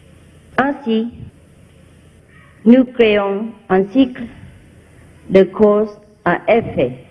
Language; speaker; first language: French; non-native, fluent; Vietnamese